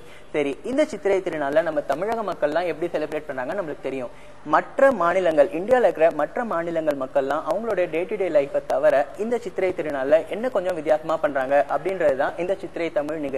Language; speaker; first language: Tamil; native; Tamil